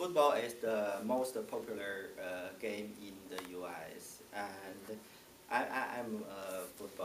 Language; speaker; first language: English; non-native, learner; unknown